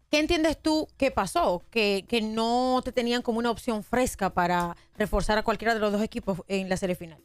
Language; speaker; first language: Spanish; native; Spanish